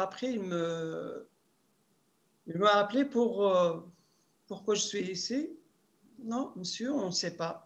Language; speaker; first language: French; non-native, local second language; Arabic